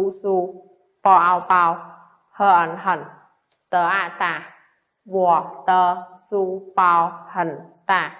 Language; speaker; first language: Chinese; non-native, fluent; Khmer